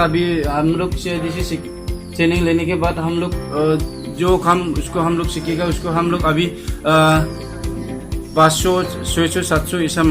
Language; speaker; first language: Hindi; non-native, local second language; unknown